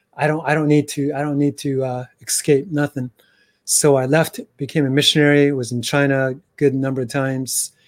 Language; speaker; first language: English; early bilingual, other home language; Chinese